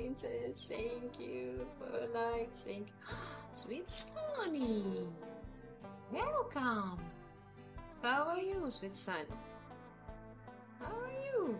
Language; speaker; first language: English; non-native, learner; Russian